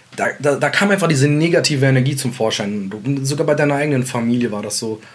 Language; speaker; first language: German; early bilingual, other home language; Central Kurdish